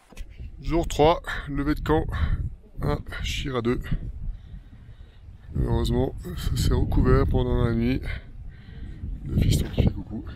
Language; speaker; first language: French; native; French